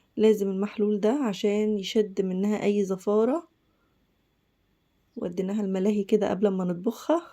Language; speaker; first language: Arabic; native; Arabic